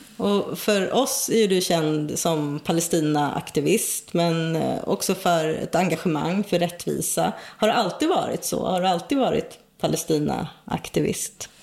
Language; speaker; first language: Swedish; native; Swedish